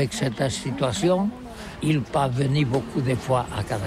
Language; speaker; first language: French; non-native, learner; Catalan